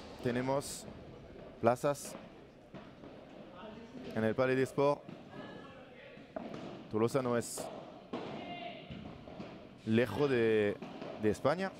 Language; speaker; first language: Spanish; non-native, learner; French